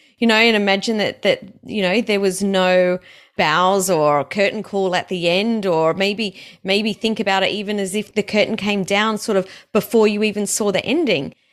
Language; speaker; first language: English; native; English